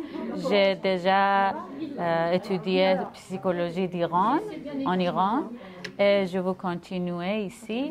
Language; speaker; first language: French; non-native, learner; Persian